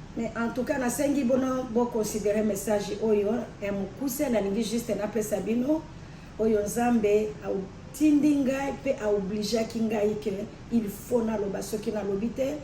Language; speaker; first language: Lingala; native; Lingala